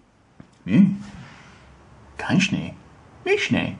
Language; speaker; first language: German; non-native, learner; English